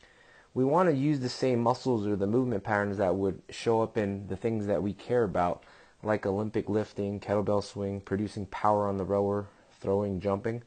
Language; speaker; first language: English; native; English